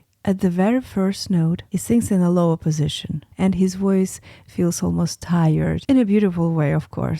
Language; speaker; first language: English; non-native, fluent; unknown